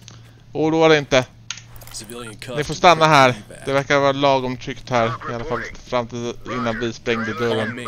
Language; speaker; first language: Swedish; native; Swedish